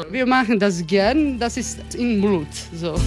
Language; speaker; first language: German; non-native, fluent; Croatian